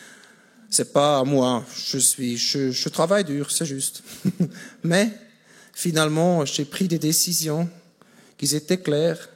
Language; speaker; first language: French; non-native, fluent; German